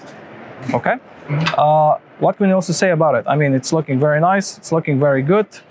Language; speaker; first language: English; non-native, fluent; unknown